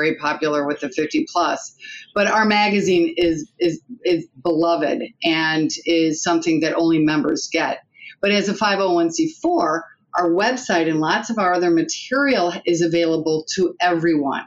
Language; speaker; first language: English; native; English